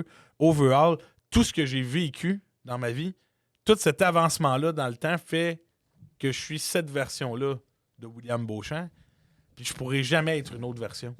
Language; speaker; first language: French; native; French